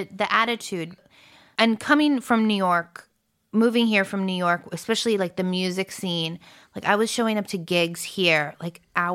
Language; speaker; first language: English; early bilingual, other home language; French